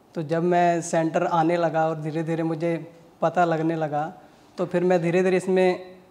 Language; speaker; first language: Hindi; native; Hindi